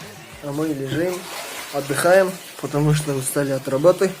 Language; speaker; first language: Russian; non-native, local second language; Kazakh